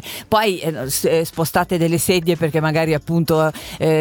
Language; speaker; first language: Italian; native; Italian